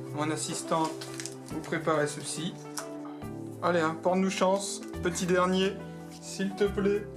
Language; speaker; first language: French; native; French